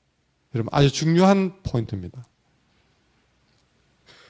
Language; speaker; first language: Korean; native; Korean